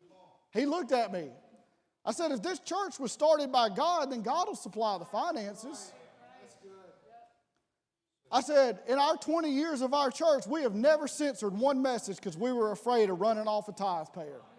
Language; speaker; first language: English; native; English